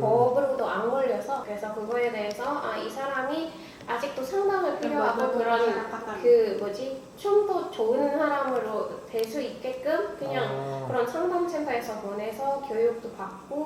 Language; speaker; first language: Korean; non-native, fluent; Indonesian